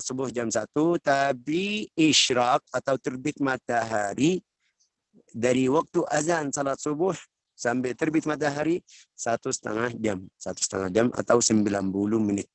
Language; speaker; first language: Indonesian; non-native, learner; Arabic